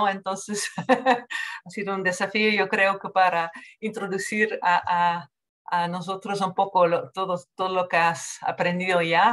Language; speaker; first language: Spanish; non-native, fluent; Dutch